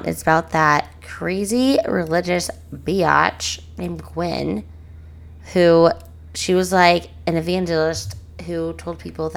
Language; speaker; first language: English; native; English